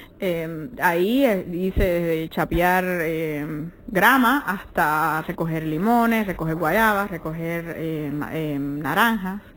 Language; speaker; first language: Spanish; native; Spanish